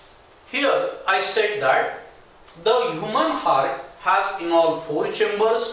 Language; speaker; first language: English; non-native, local second language; Marathi